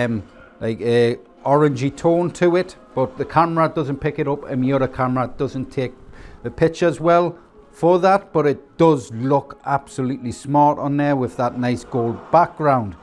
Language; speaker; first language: English; native; English